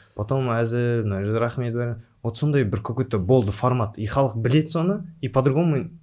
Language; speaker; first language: Russian; non-native, local second language; Kazakh